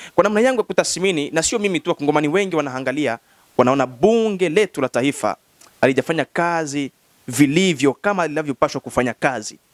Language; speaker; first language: Swahili; native; Swahili